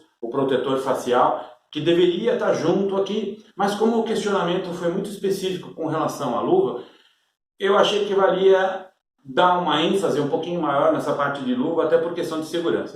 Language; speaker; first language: Portuguese; native; Portuguese